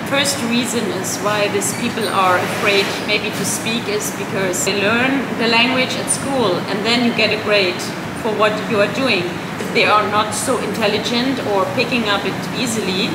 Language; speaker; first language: English; non-native, fluent; German